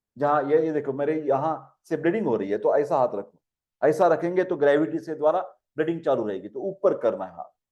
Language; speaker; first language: Hindi; non-native, local second language; Marathi